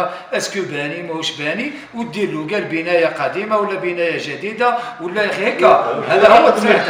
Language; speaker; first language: Arabic; native; Arabic